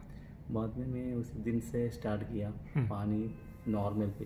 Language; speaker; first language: Hindi; non-native, local second language; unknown